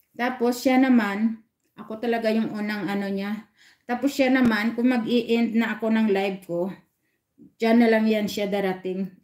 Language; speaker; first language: Filipino; non-native, local second language; Hiligaynon